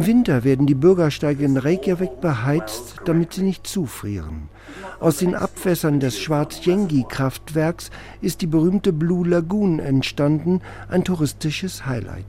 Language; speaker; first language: German; native; German